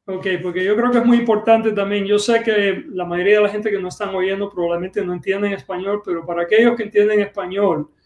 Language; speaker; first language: Spanish; early bilingual, other home language; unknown